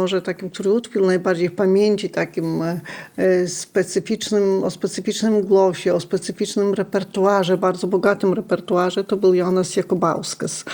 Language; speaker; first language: Polish; non-native, local second language; Lithuanian